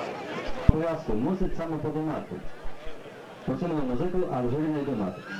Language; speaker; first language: Polish; non-native, local second language; Rusyn